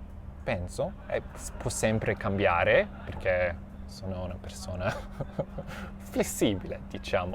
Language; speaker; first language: Italian; non-native, fluent; English